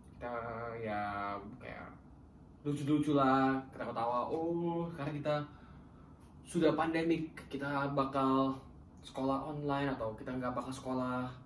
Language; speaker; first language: Indonesian; early bilingual, other home language; German